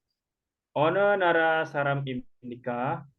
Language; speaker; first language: Korean; non-native, fluent; Indonesian